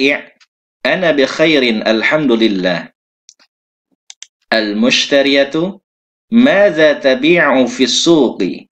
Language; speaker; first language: Arabic; non-native, fluent; Indonesian